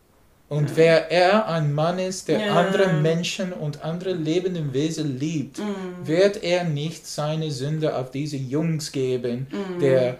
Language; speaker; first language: German; non-native, learner; English